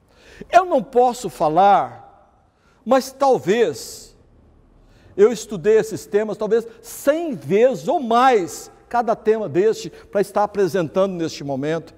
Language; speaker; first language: Portuguese; native; Portuguese